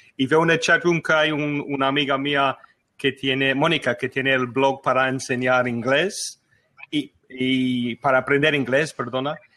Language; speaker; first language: Spanish; non-native, fluent; English